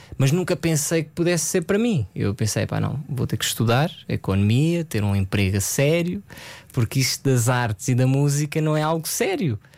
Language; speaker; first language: Portuguese; early bilingual, other home language; French